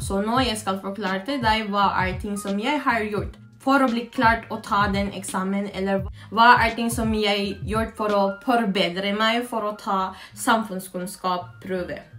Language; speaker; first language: Norwegian; non-native, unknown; Filipino